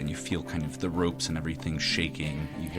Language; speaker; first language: English; native; English